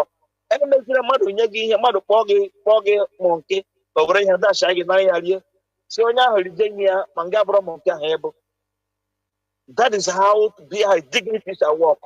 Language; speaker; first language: English; non-native, local second language; Igbo